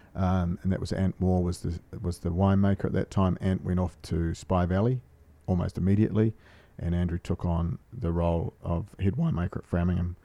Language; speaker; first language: English; native; English